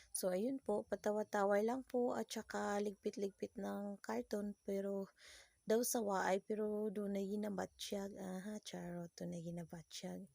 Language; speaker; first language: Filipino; non-native, local second language; Cebuano